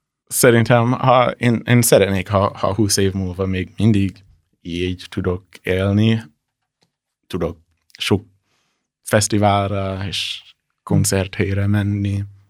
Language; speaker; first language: Hungarian; non-native, fluent; English